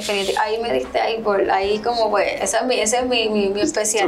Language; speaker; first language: Spanish; native; Spanish